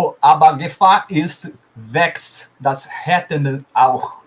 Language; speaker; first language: German; non-native, fluent; Portuguese